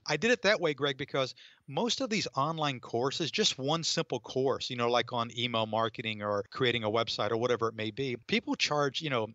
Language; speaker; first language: English; native; English